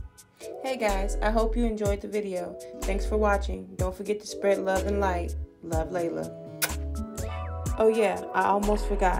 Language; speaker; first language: English; native; English